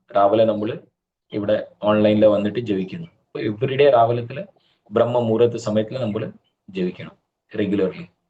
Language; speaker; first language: Malayalam; early bilingual, heritage; Malayalam